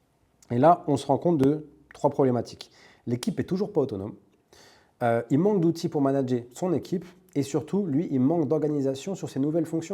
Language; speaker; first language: French; native; French